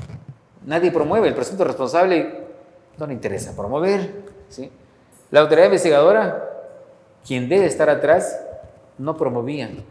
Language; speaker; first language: Spanish; native; Spanish